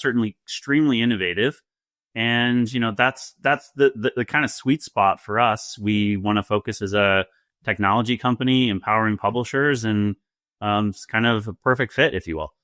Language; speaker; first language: English; native; English